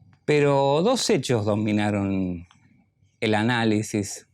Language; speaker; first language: Spanish; native; Spanish